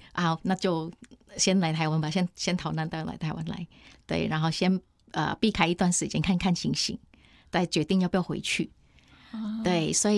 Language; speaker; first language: Chinese; non-native, fluent; Hakka Chinese